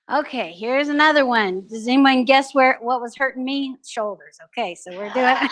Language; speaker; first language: English; native; English